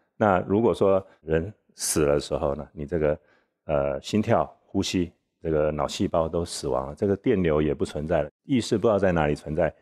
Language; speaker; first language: Chinese; native; Chinese